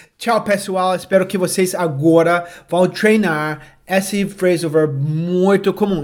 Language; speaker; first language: Portuguese; non-native, fluent; English